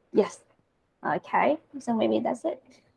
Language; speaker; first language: English; non-native, learner; Vietnamese